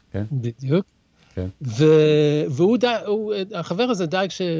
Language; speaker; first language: Hebrew; early bilingual, other home language; English